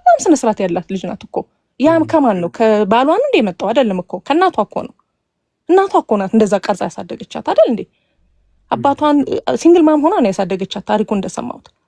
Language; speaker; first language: Amharic; native; Amharic